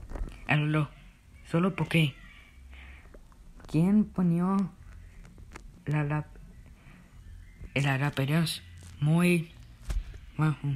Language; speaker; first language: Spanish; early bilingual, heritage; Spanish